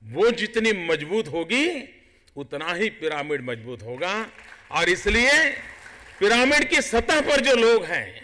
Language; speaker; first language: Hindi; non-native, local second language; Gujarati